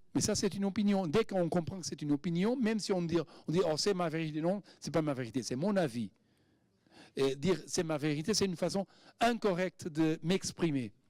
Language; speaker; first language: French; non-native, fluent; Portuguese